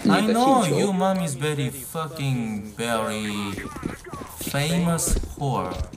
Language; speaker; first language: English; non-native, learner; Korean